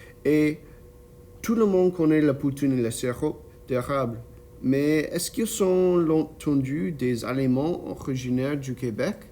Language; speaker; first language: French; non-native, learner; English